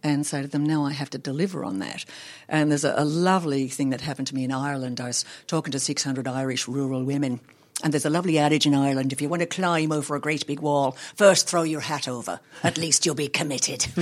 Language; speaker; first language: English; native; English